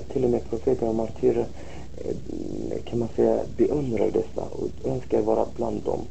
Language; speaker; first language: Swedish; non-native, fluent; Arabic